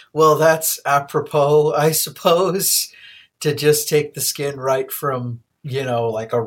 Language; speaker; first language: English; native; English